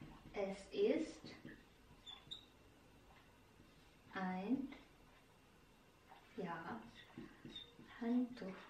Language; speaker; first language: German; non-native, fluent; Indonesian